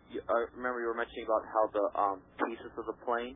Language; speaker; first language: English; native; English